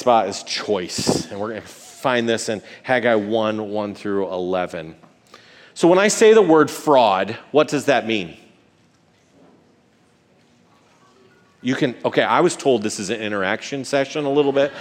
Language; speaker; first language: English; native; English